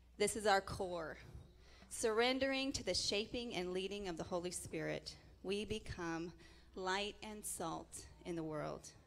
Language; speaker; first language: English; native; English